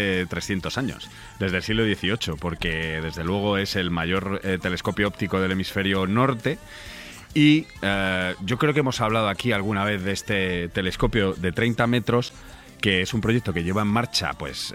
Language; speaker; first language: Spanish; native; Spanish